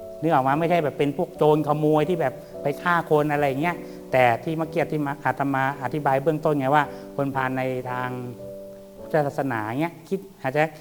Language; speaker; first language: Thai; native; Thai